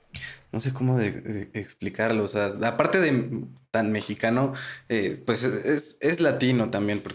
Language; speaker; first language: Spanish; native; Spanish